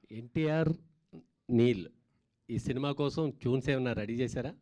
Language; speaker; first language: Telugu; native; Telugu